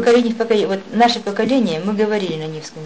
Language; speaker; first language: Russian; non-native, local second language; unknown